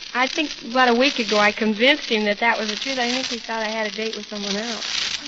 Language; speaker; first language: English; native; English